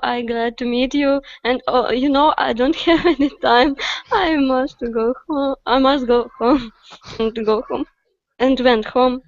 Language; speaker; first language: English; non-native, learner; Russian